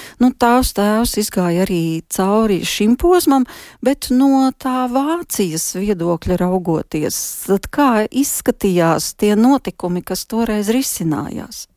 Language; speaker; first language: Latvian; native; Latvian